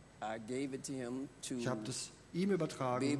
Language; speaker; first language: German; non-native, fluent; English